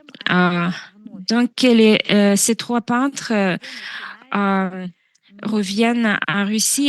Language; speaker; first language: French; non-native, fluent; Russian